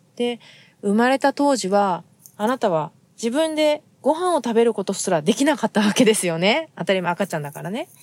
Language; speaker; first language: Japanese; native; Japanese